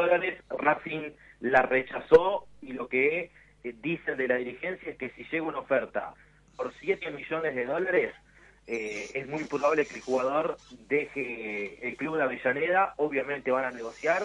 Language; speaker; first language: Spanish; native; Spanish